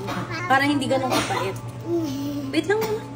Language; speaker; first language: Filipino; native; Filipino